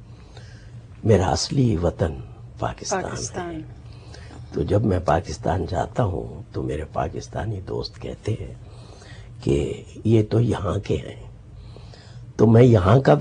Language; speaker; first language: Urdu; native; Urdu